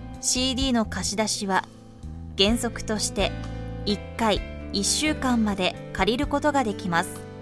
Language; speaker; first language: Japanese; native; Japanese